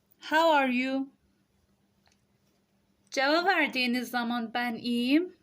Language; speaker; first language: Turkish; non-native, fluent; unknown